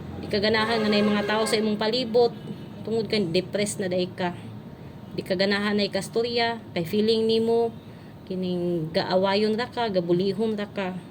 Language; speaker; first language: Cebuano; native; Cebuano